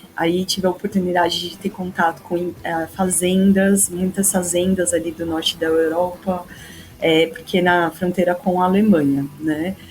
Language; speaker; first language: Portuguese; native; Portuguese